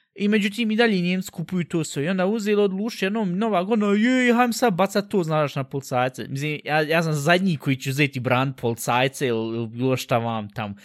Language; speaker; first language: Bosnian; early bilingual, heritage; Bosnian